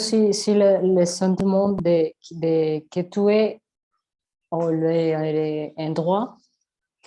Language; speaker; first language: French; non-native, learner; Spanish